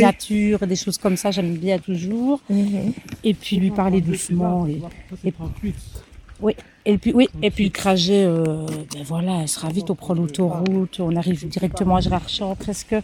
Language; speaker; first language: French; native; French